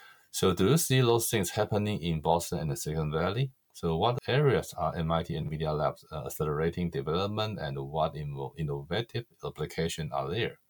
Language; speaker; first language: English; non-native, fluent; Chinese